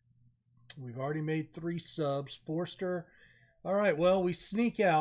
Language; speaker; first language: English; native; English